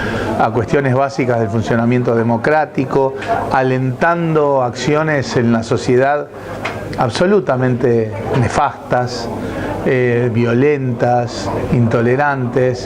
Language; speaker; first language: Spanish; native; Spanish